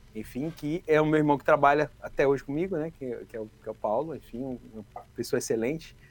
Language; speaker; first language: Portuguese; native; Portuguese